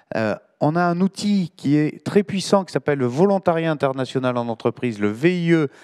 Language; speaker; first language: French; native; French